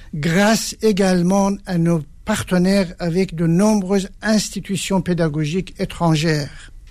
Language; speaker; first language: French; non-native, fluent; Persian